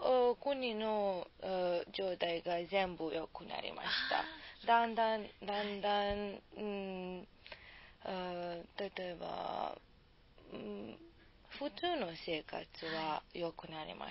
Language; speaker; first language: Japanese; non-native, learner; Serbian